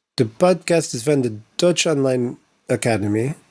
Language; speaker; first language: Dutch; non-native, learner; English